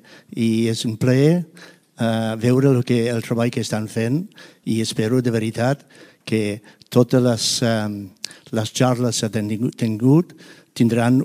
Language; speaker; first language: Catalan; non-native, fluent; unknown